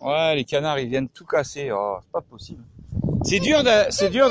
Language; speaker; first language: French; native; French